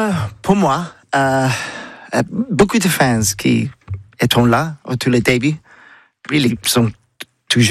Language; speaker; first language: French; non-native, learner; English